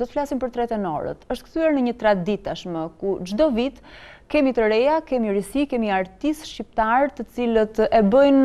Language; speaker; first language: Albanian; native; Albanian